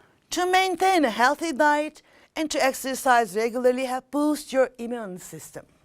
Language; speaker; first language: English; non-native, fluent; Turkish